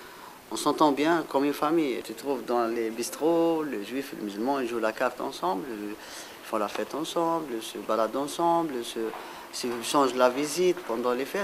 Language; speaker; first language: French; non-native, local second language; Arabic